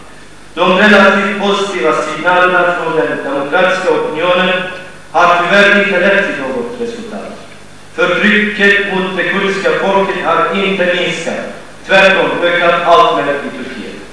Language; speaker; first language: Swedish; non-native, fluent; Kurdish